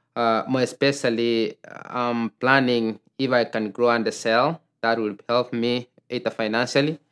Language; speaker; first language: English; non-native, local second language; Gusii